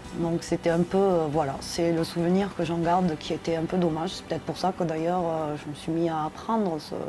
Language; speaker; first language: French; native; French